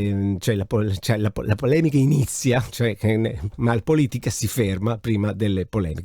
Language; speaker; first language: Italian; native; Italian